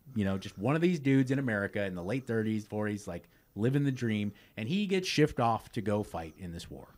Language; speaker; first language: English; native; English